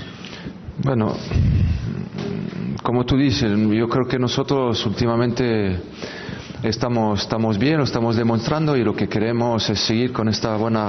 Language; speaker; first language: Spanish; non-native, fluent; French